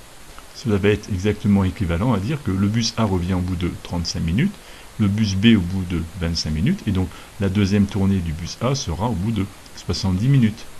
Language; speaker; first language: French; native; French